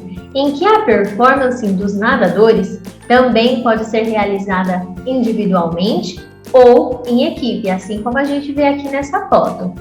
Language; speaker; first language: Portuguese; native; Portuguese